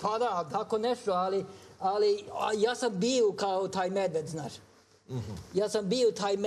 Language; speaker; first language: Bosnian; non-native, fluent; Norwegian